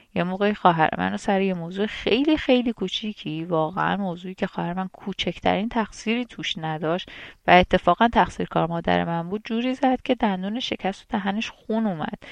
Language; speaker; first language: Persian; native; Persian